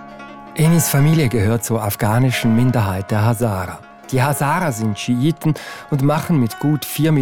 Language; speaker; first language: German; native; German